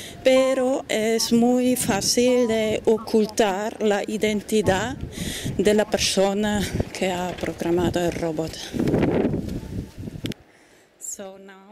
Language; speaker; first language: Spanish; non-native, fluent; German